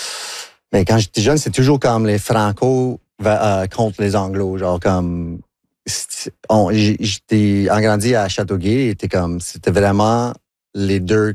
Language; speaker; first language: French; non-native, local second language; English